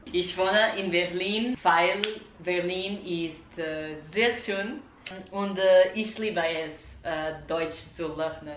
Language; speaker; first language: German; non-native, learner; Portuguese